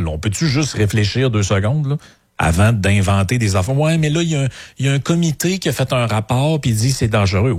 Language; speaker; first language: French; native; French